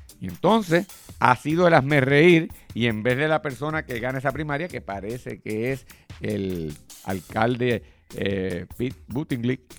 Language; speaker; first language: Spanish; native; Spanish